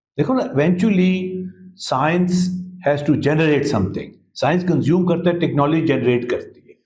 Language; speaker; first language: Urdu; native; Urdu